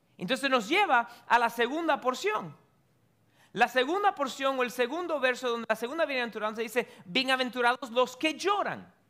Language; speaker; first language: Spanish; early bilingual, heritage; Spanish